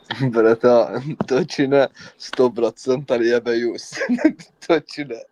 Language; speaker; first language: Russian; non-native, learner; Arabic